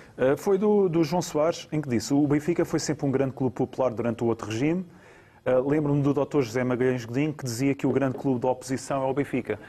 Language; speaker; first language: Portuguese; native; Portuguese